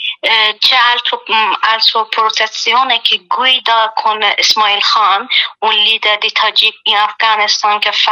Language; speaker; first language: Italian; non-native, learner; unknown